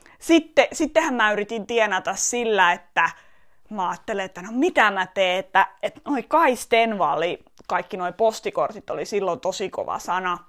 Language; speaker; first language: Finnish; early bilingual, other home language; Estonian